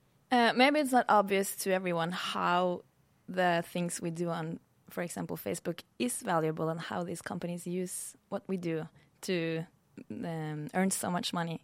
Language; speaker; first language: English; non-native, fluent; Norwegian